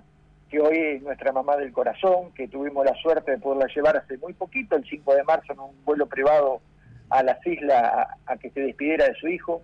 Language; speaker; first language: Spanish; native; Spanish